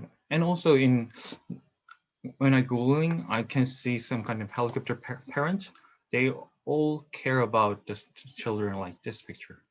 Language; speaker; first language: English; non-native, learner; Korean